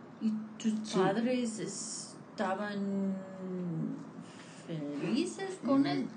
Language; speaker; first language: Spanish; non-native, fluent; English